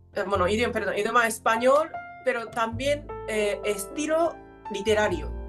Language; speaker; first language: Spanish; non-native, fluent; Japanese